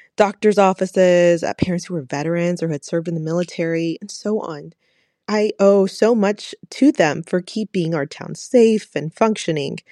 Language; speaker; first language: English; native; English